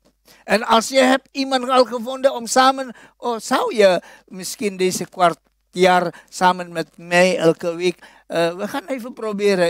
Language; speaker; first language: Dutch; non-native, fluent; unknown